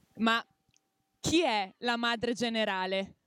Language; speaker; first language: Italian; non-native, fluent; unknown